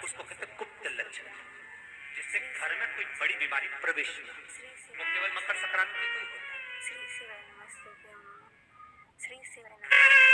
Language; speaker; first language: Hindi; native; Hindi